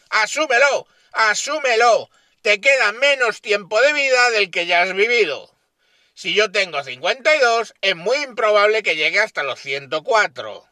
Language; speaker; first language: Spanish; native; Spanish